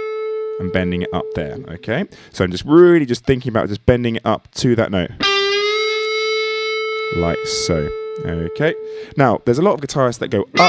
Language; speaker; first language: English; native; English